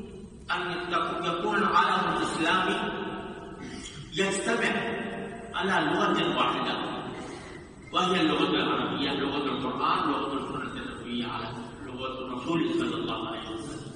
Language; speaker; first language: Arabic; non-native, fluent; Urdu